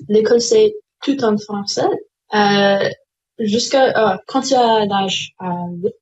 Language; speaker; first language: French; non-native, local second language; English